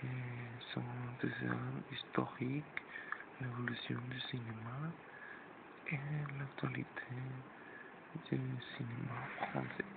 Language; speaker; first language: French; non-native, learner; Spanish